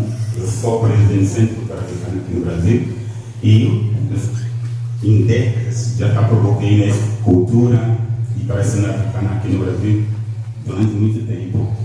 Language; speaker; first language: Portuguese; non-native, learner; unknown